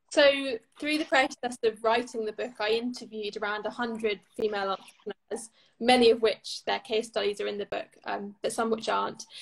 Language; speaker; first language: English; native; English